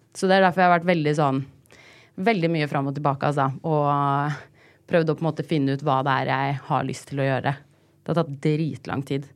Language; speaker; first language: Norwegian; native; Norwegian